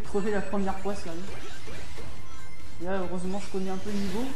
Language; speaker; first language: French; native; French